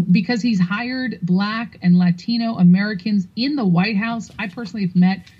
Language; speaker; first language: English; native; English